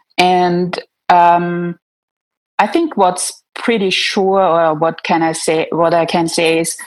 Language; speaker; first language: English; non-native, fluent; German